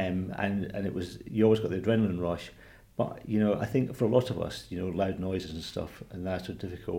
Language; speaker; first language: English; native; English